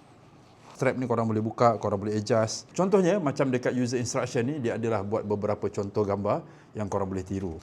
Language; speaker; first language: Malay; native; Malay